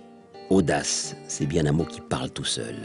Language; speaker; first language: French; native; French